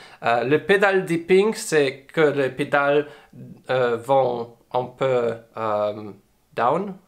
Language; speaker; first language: French; non-native, learner; English